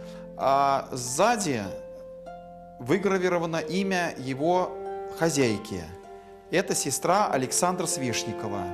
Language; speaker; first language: Russian; native; Russian